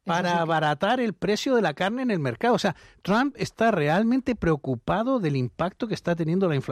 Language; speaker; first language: Spanish; native; Spanish